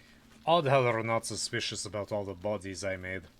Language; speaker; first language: English; native; English